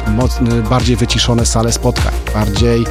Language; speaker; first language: Polish; native; Polish